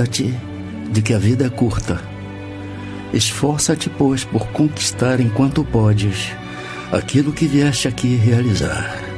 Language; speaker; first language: Portuguese; native; Portuguese